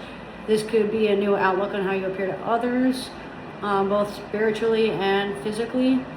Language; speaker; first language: English; native; English